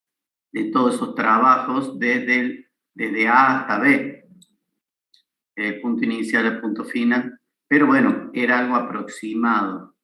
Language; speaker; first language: Spanish; native; Spanish